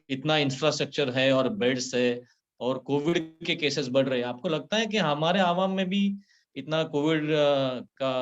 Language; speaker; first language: Hindi; non-native, local second language; Marathi